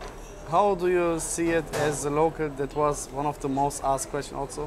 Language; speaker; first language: English; non-native, learner; German